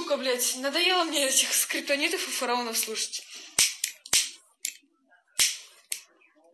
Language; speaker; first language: Russian; native; Russian